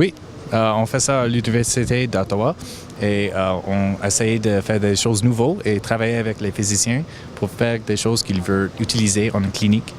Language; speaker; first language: French; non-native, fluent; English